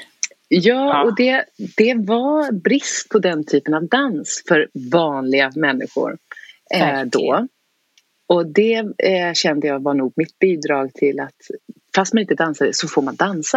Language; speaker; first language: Swedish; native; Swedish